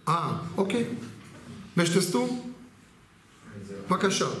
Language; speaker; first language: German; non-native, learner; Hebrew